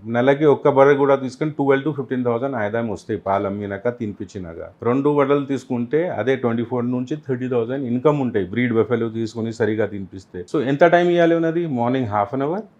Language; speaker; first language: Telugu; non-native, local second language; Urdu